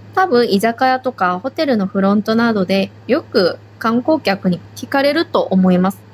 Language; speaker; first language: Japanese; non-native, fluent; Korean